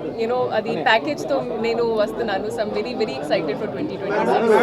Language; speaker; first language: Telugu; non-native, fluent; Hindi